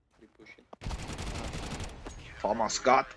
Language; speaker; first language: English; non-native, learner; Turkish